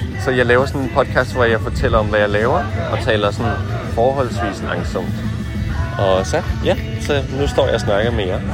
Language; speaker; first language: Danish; native; Danish